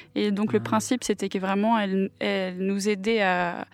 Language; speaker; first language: French; non-native, local second language; English